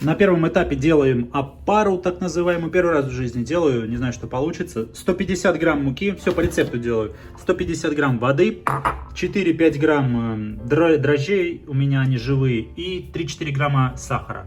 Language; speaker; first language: Russian; native; Russian